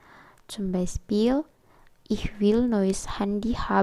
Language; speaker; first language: German; non-native, learner; Indonesian